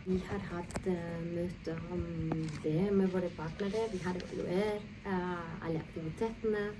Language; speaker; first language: Norwegian; non-native, fluent; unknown